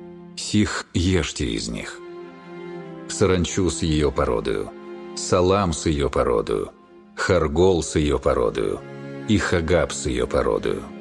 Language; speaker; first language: Russian; native; Russian